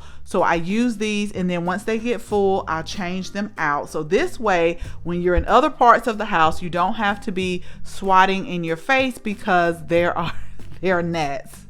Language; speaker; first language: English; native; English